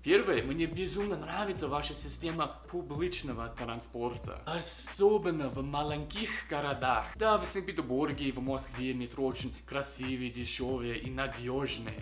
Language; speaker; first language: Russian; non-native, fluent; English